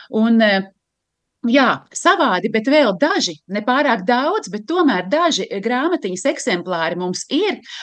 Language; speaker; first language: Latvian; native; Latvian